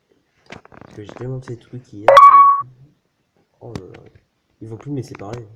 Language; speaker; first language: French; native; French